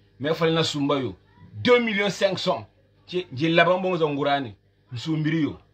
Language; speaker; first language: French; non-native, local second language; Lingala